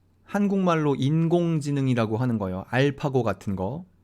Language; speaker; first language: Korean; native; Korean